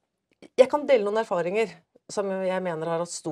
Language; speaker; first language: Norwegian; native; Norwegian